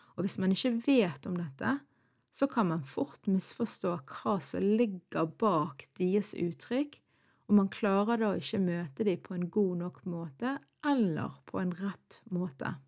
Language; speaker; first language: Norwegian; early bilingual, other home language; Arabic